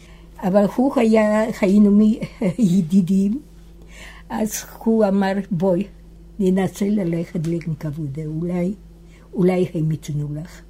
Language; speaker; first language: Hebrew; non-native, fluent; Yiddish